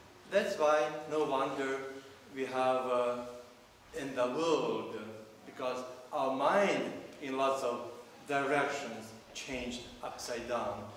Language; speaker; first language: English; non-native, fluent; Russian